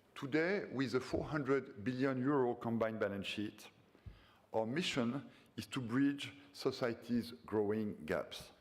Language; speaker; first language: English; non-native, fluent; French